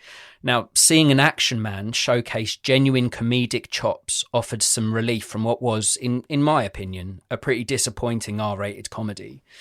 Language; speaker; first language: English; native; English